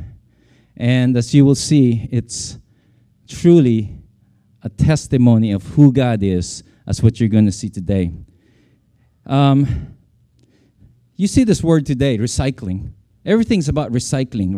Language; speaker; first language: English; non-native, local second language; Filipino